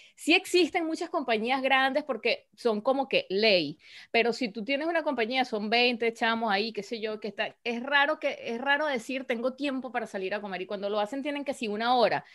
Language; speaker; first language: Spanish; native; Spanish